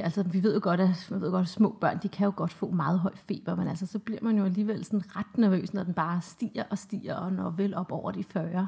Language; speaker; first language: Danish; native; Danish